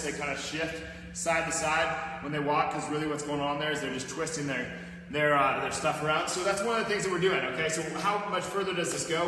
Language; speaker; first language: English; native; English